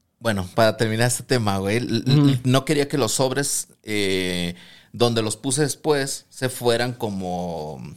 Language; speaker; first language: Spanish; native; Spanish